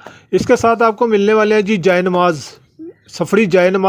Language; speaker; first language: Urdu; non-native, local second language; Punjabi